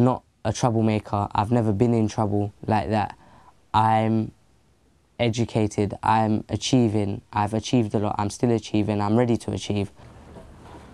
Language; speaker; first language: English; native; English